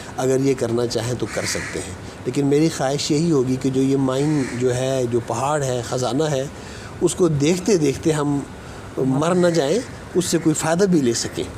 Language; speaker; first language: Urdu; non-native, local second language; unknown